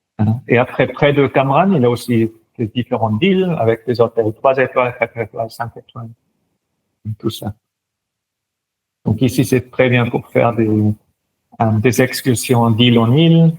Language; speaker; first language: French; non-native, local second language; German